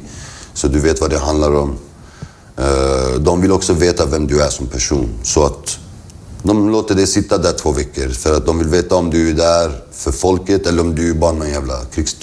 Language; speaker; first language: Swedish; early bilingual, other home language; Kurdish